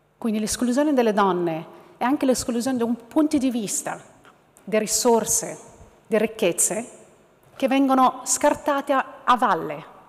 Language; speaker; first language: Italian; non-native, fluent; Arabic